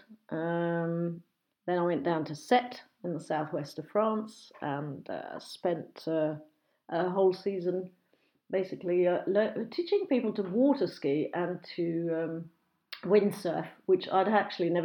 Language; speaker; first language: English; native; English